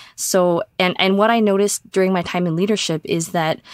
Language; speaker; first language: English; native; English